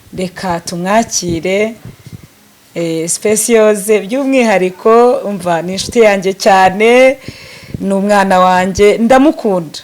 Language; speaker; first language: Kinyarwanda; native; Kinyarwanda